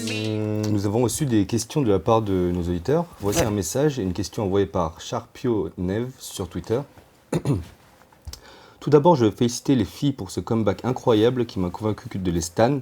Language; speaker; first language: French; native; French